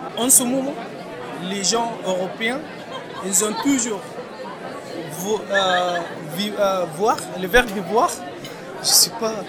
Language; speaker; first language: French; non-native, learner; Arabic